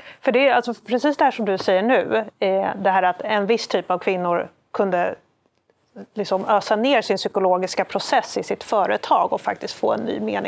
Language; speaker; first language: Swedish; native; Swedish